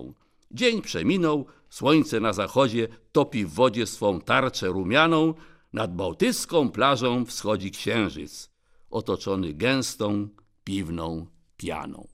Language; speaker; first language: Polish; native; Polish